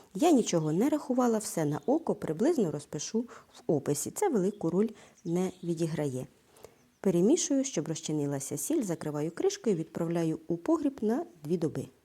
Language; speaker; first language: Ukrainian; native; Ukrainian